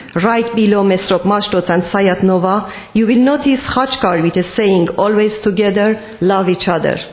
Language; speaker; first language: English; non-native, fluent; Persian